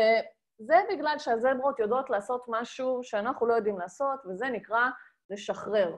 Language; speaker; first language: Hebrew; native; Hebrew